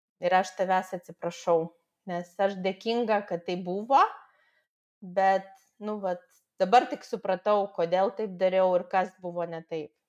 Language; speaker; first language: Lithuanian; non-native, local second language; Russian